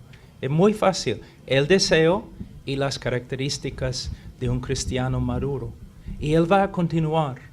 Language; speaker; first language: Spanish; non-native, fluent; English